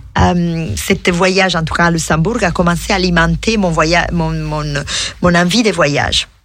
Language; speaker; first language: French; non-native, fluent; Italian